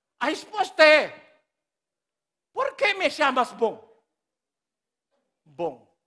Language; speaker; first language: Portuguese; non-native, learner; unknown